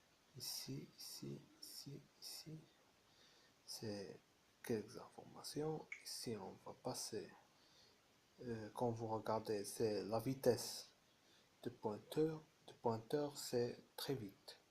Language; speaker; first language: French; non-native, fluent; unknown